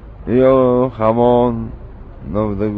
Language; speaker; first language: Spanish; non-native, learner; Polish